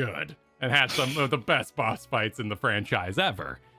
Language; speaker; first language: English; native; English